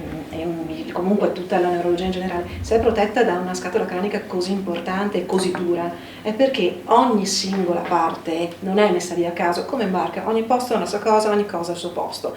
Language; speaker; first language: Italian; native; Italian